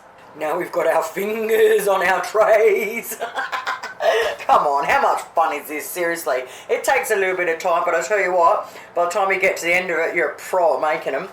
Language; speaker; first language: English; native; English